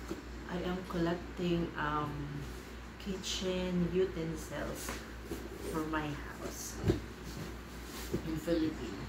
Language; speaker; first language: English; non-native, local second language; Filipino